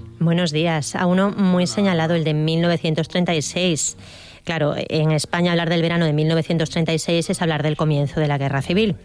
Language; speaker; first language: Spanish; native; Spanish